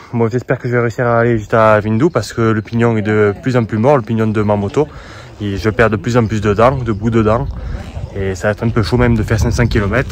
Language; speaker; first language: French; native; French